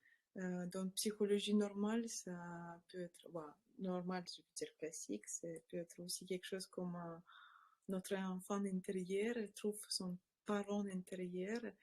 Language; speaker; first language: French; non-native, learner; Russian